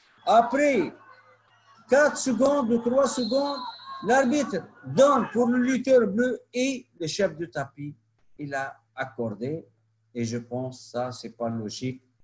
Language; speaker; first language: French; non-native, local second language; Arabic